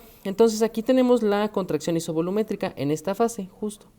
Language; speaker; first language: Spanish; native; Spanish